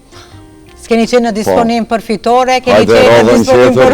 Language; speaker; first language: Albanian; native; Albanian